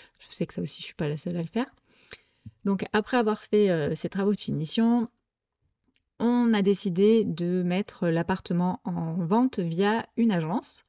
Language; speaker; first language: French; native; French